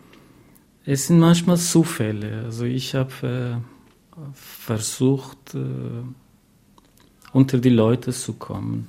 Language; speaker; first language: German; non-native, fluent; Kurdish